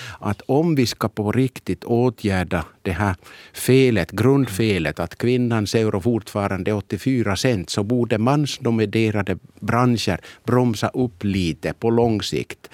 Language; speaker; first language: Swedish; native; Swedish